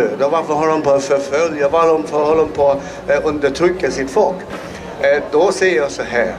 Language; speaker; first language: Swedish; non-native, fluent; Chinese